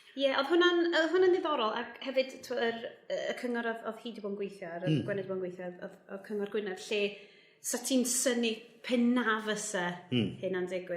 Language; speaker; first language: Welsh; native; Welsh